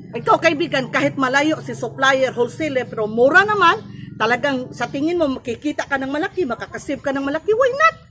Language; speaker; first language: Filipino; non-native, local second language; Cebuano